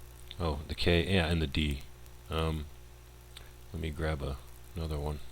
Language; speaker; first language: English; native; English